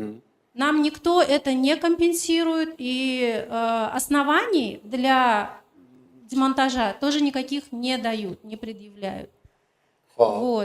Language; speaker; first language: Russian; native; Russian